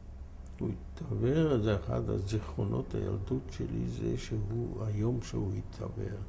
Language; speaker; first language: Hebrew; non-native, fluent; German